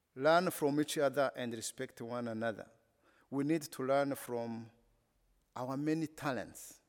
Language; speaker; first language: English; non-native, local second language; Kinyarwanda